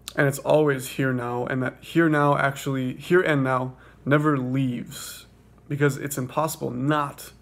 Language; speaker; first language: English; native; English